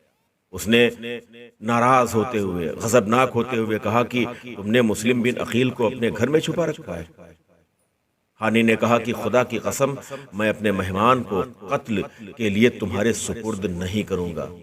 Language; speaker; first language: Urdu; native; Urdu